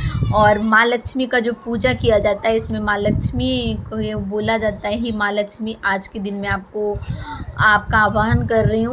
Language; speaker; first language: Hindi; non-native, local second language; Bhojpuri